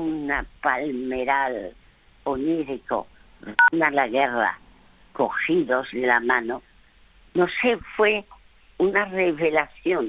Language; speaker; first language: Spanish; early bilingual, other home language; French